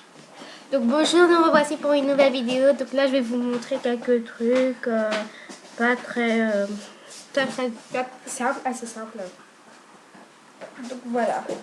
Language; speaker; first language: French; native; French